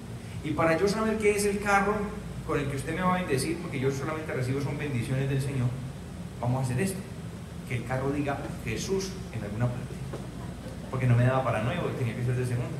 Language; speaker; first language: Spanish; native; Spanish